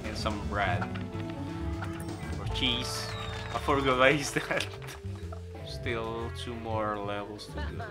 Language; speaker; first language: English; non-native, learner; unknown